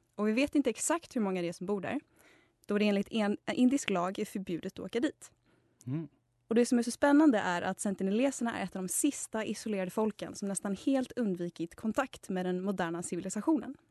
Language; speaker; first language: Swedish; native; Swedish